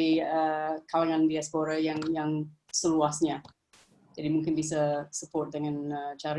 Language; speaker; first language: Indonesian; non-native, fluent; English